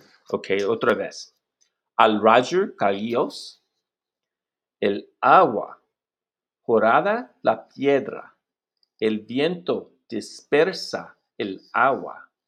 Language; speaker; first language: Spanish; non-native, learner; English